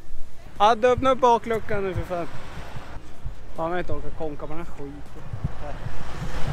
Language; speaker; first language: Swedish; native; Swedish